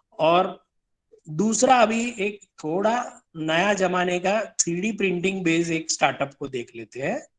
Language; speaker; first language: Hindi; non-native, local second language; Gujarati